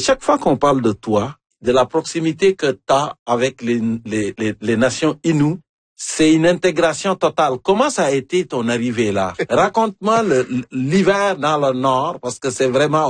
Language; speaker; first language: French; native; French